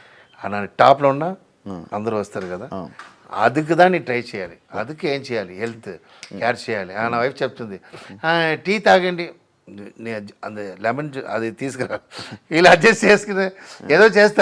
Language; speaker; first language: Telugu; non-native, learner; Tamil